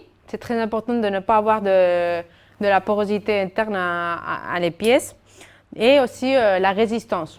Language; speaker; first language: French; non-native, fluent; Spanish